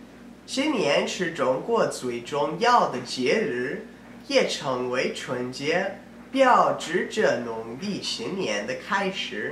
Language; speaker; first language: Chinese; non-native, learner; English